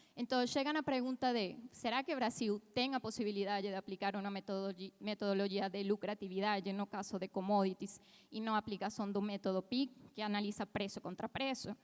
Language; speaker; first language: Portuguese; non-native, fluent; Spanish